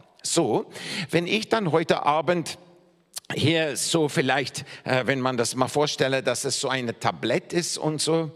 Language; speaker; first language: German; non-native, fluent; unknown